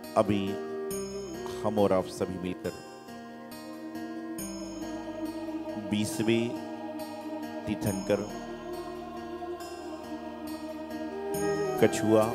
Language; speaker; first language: Hindi; native; Hindi